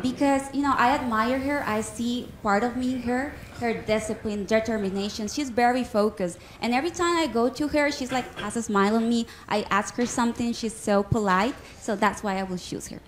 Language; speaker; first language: English; non-native, fluent; Spanish